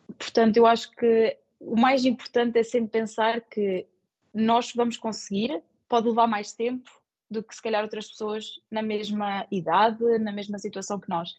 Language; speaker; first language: Portuguese; native; Portuguese